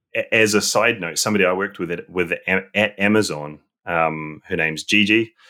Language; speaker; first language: English; native; English